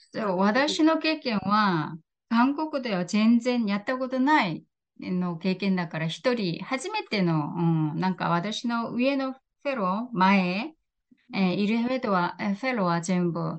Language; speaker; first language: Japanese; non-native, fluent; Korean